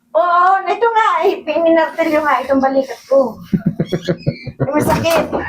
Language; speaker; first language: Filipino; native; Filipino